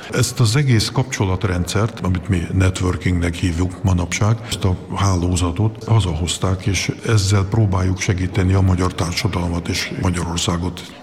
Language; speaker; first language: Hungarian; early bilingual, heritage; Hungarian